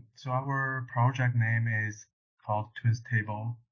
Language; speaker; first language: English; non-native, learner; Chinese